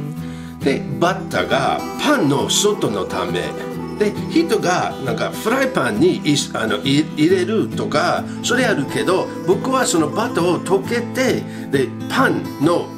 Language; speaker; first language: Japanese; non-native, learner; English